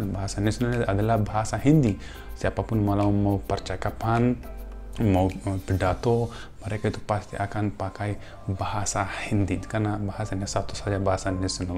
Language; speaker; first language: Indonesian; non-native, fluent; Urdu